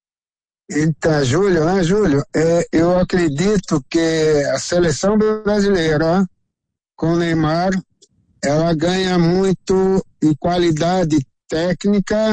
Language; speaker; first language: Spanish; non-native, learner; Portuguese